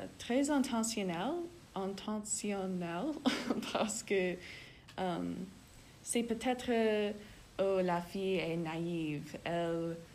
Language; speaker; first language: French; non-native, learner; English